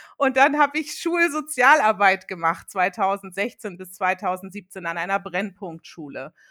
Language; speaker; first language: German; early bilingual, other home language; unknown